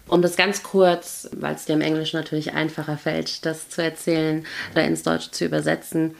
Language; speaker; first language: German; native; German